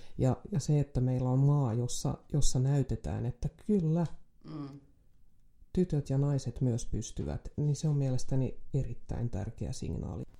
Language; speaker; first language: Finnish; non-native, local second language; Swedish